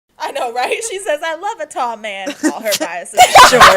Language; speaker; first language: English; native; English